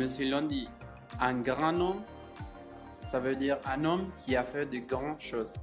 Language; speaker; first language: French; non-native, learner; Spanish